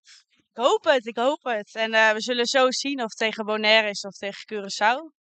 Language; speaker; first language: Dutch; native; Dutch